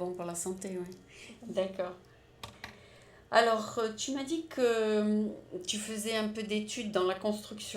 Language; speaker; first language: French; native; French